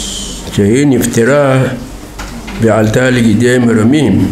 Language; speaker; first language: Hebrew; non-native, fluent; Persian